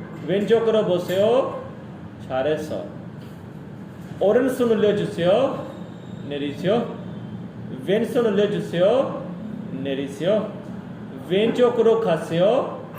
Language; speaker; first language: Korean; non-native, learner; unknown